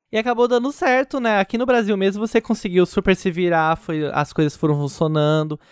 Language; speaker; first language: Portuguese; native; Portuguese